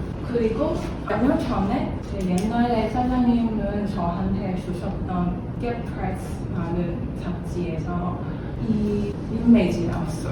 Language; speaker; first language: Korean; non-native, learner; Cantonese